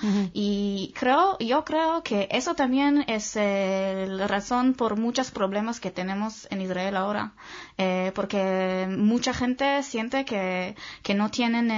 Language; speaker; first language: Spanish; non-native, fluent; Hebrew